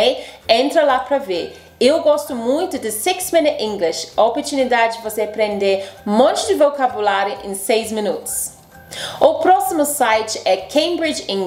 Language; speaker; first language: Portuguese; non-native, fluent; English